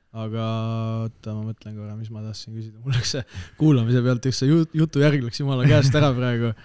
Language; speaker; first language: Estonian; native; Estonian